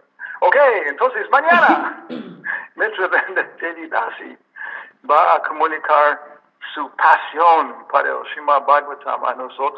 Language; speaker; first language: Spanish; non-native, learner; English